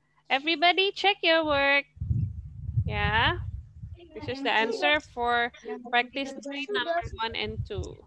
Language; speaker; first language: English; non-native, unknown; Indonesian